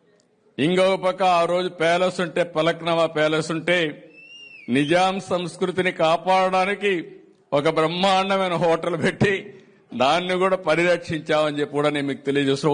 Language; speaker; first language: Telugu; native; Telugu